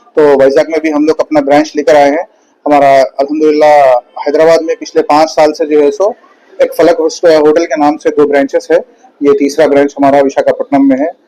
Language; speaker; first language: Hindi; native; Hindi